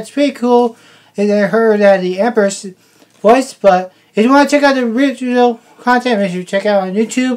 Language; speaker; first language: English; native; English